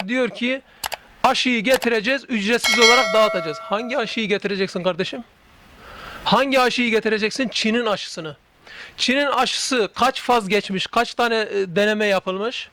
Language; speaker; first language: Turkish; native; Turkish